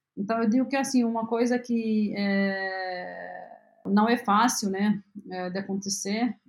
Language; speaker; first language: Portuguese; non-native, fluent; Arabic